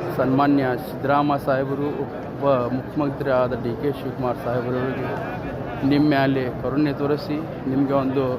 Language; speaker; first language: Kannada; non-native, local second language; Urdu